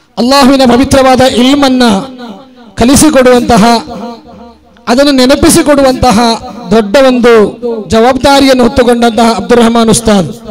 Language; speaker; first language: Kannada; non-native, local second language; Malayalam